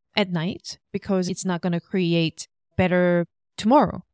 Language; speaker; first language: English; non-native, fluent; Korean